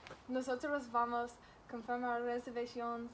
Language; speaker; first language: Spanish; non-native, learner; English